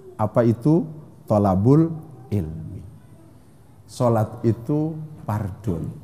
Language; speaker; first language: Indonesian; non-native, local second language; Sundanese